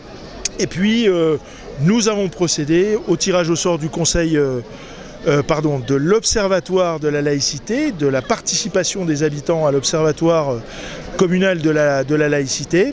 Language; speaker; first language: French; native; French